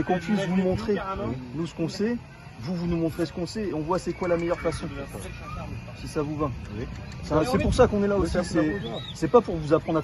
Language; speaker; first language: French; native; French